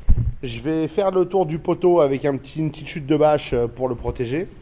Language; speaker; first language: French; native; French